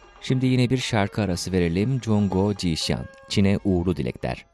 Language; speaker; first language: Turkish; native; Turkish